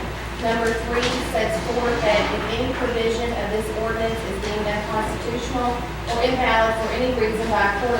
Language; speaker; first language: English; native; English